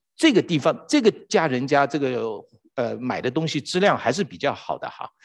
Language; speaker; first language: Chinese; native; Chinese